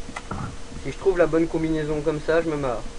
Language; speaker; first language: French; native; French